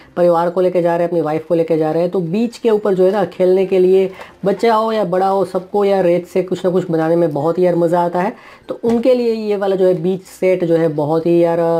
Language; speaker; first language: Hindi; non-native, local second language; Gujarati